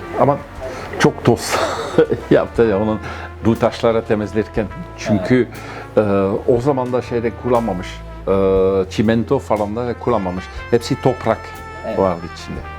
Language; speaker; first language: Turkish; non-native, fluent; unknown